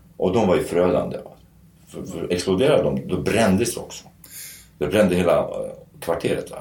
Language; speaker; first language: Swedish; non-native, fluent; Kurdish